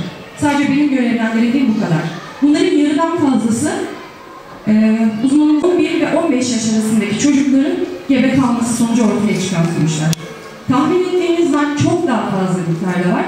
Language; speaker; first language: Turkish; native; Turkish